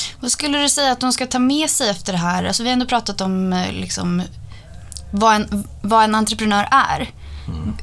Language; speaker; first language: Swedish; native; Swedish